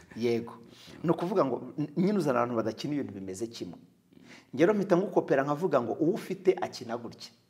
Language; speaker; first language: Kinyarwanda; native; Kinyarwanda